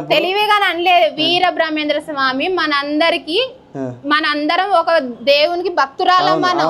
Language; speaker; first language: Telugu; native; Telugu